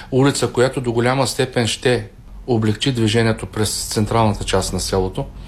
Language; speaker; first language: Bulgarian; native; Bulgarian